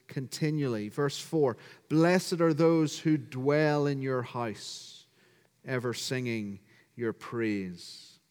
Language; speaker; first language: English; native; English